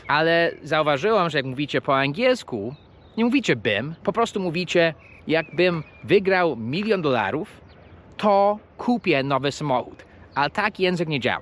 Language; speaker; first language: Polish; non-native, fluent; English